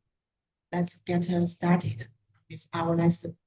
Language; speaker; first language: English; non-native, learner; Chinese